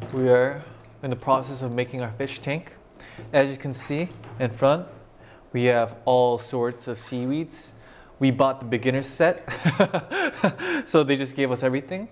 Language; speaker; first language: English; early bilingual, other home language; Korean